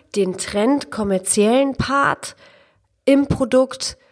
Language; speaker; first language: German; early bilingual, other home language; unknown